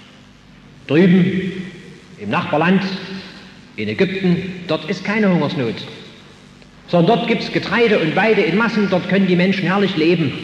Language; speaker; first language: German; native; German